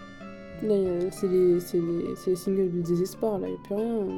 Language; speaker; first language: French; native; French